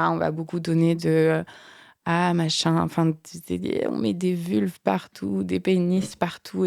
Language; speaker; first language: French; native; French